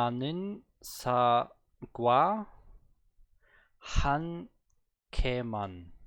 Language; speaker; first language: Korean; non-native, learner; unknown